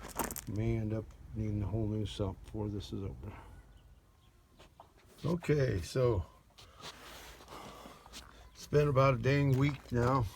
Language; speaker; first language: English; native; English